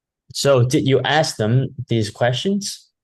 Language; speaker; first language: English; non-native, fluent; Vietnamese